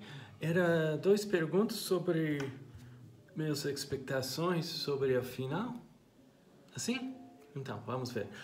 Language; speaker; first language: Portuguese; non-native, fluent; English